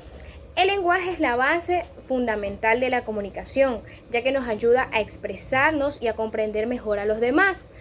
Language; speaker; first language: Spanish; native; Spanish